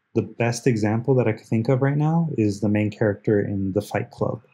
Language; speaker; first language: English; early bilingual, other home language; Spanish